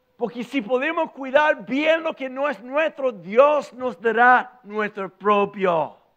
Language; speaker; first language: Spanish; non-native, fluent; English